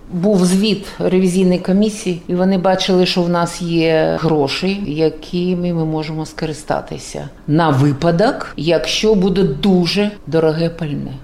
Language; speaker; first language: Ukrainian; non-native, local second language; Russian